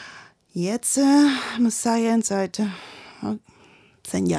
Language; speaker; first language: German; non-native, learner; Spanish